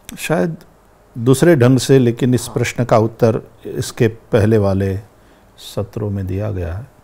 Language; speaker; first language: Hindi; non-native, local second language; Gujarati